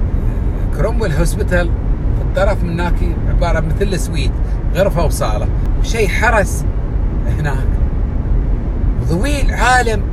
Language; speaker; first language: Arabic; native; Arabic